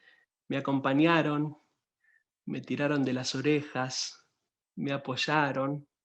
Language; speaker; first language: Spanish; native; Spanish